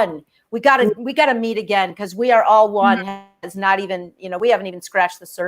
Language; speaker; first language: English; native; English